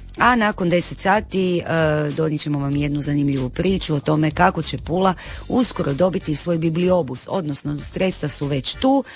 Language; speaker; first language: Croatian; native; Croatian